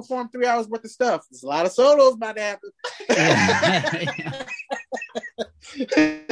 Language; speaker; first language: English; native; English